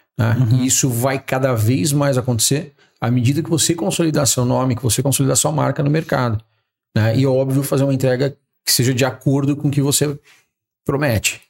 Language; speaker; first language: Portuguese; native; Portuguese